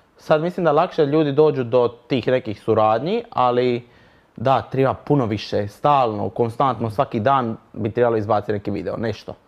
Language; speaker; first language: Croatian; native; Croatian